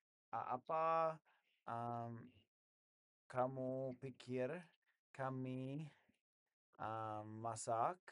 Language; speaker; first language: Indonesian; non-native, learner; English